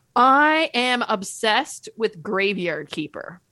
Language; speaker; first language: English; native; English